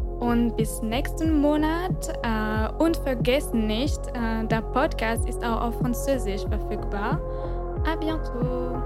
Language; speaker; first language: German; non-native, fluent; French